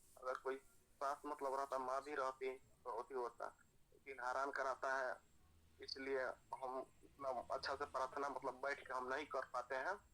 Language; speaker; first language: Hindi; native; Hindi